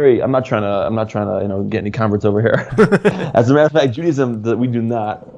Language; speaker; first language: English; native; English